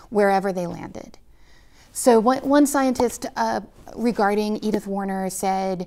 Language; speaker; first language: English; native; English